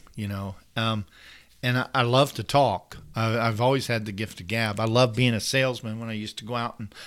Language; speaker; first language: English; native; English